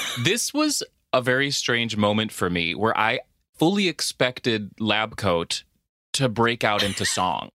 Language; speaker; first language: English; native; English